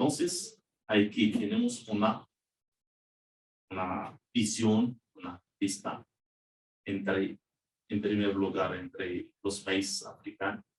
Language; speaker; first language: Spanish; non-native, learner; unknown